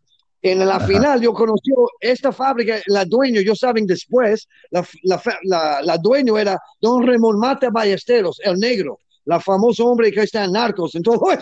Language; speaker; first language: Spanish; non-native, learner; English